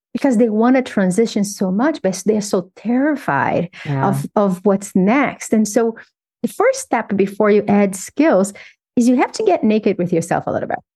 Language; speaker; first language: English; non-native, fluent; Portuguese